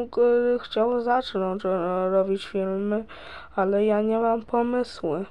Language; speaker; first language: Polish; early bilingual, heritage; Polish